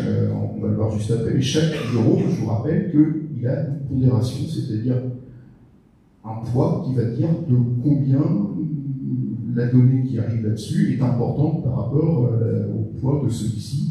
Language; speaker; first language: French; native; French